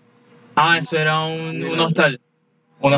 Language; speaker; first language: Spanish; native; Spanish